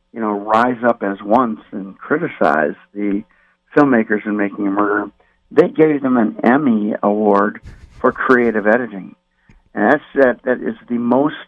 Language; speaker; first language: English; native; English